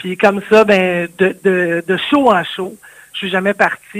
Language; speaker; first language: French; native; French